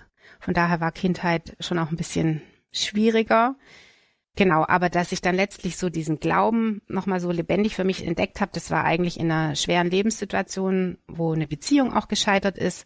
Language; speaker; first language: German; native; German